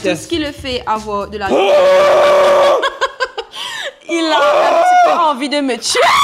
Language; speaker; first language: French; non-native, local second language; Morisyen